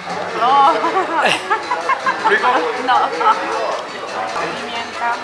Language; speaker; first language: Spanish; native; Spanish